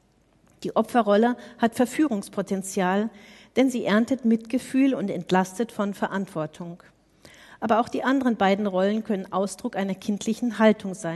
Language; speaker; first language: German; native; German